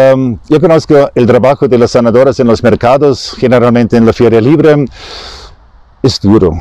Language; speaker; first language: Spanish; non-native, learner; German